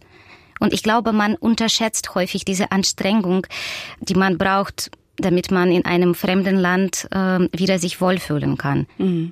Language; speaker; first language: German; non-native, fluent; Russian